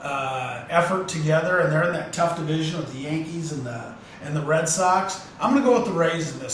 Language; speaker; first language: English; native; English